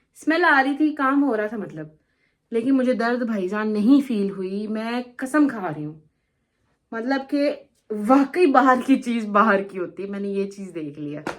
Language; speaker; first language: Urdu; non-native, local second language; Punjabi